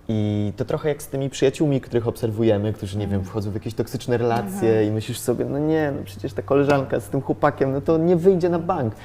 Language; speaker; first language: Polish; native; Polish